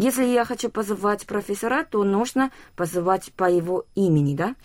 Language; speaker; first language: Russian; non-native, local second language; Korean